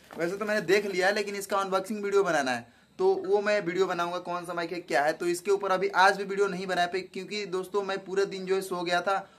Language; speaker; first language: Hindi; native; Hindi